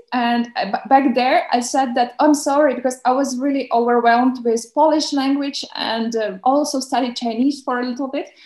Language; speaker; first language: English; non-native, fluent; Belarusian